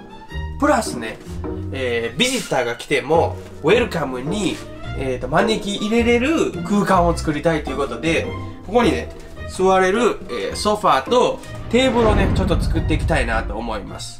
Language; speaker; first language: Japanese; native; Japanese